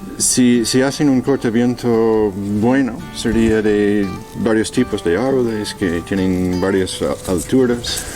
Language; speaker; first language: Spanish; non-native, fluent; English